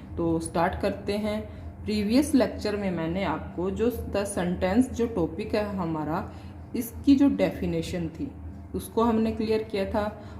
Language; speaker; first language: Hindi; native; Hindi